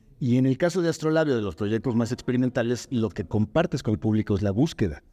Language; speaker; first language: Spanish; native; Spanish